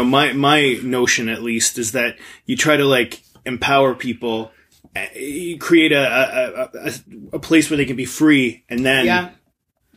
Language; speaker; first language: English; native; English